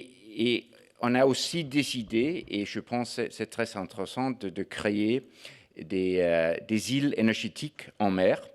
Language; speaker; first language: French; non-native, fluent; Danish